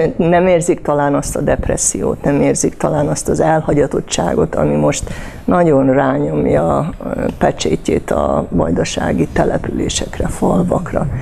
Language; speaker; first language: Hungarian; native; Hungarian